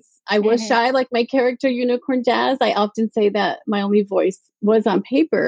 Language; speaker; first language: English; native; English